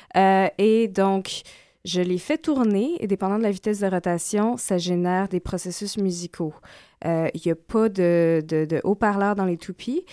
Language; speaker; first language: French; native; French